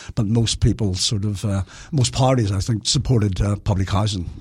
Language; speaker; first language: English; native; English